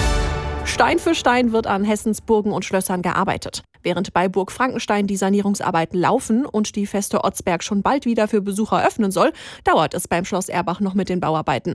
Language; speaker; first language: German; native; German